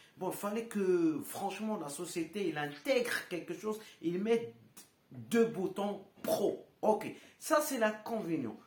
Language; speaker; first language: French; non-native, local second language; Arabic